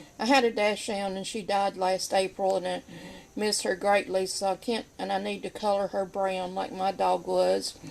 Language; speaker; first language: English; native; English